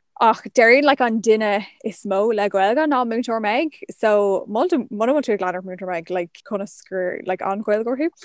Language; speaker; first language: Irish; non-native, local second language; English